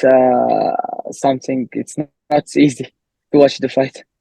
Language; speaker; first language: English; non-native, learner; Arabic